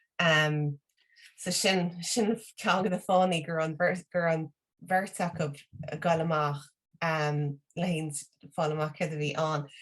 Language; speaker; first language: Irish; native; Irish